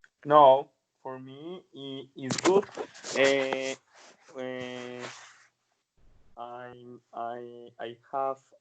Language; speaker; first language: English; non-native, learner; Spanish